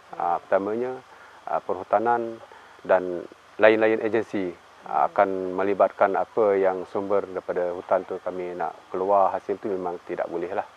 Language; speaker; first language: Malay; non-native, local second language; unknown